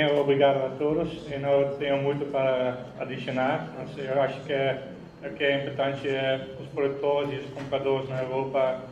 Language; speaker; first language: Portuguese; non-native, fluent; Dutch